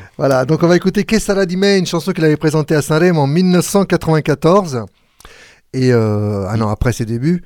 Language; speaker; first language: French; native; French